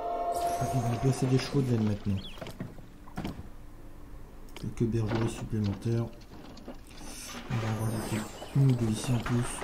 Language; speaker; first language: French; native; French